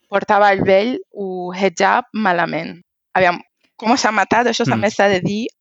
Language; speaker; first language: Catalan; non-native, fluent; Persian